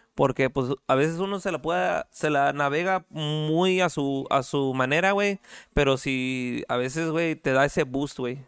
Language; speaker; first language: Spanish; early bilingual, heritage; Spanish